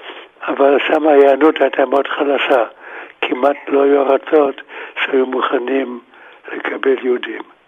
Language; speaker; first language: Hebrew; non-native, fluent; German